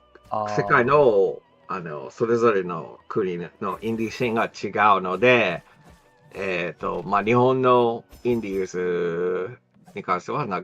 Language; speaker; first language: Japanese; non-native, fluent; English